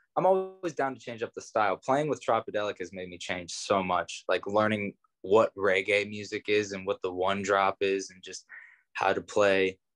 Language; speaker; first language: English; native; English